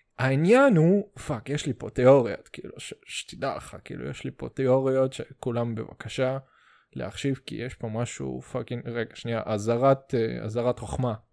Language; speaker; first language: Hebrew; early bilingual, other home language; Russian